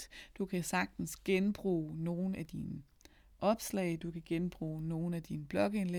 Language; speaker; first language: Danish; native; Danish